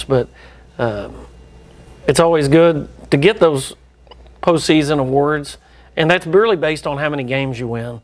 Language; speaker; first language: English; native; English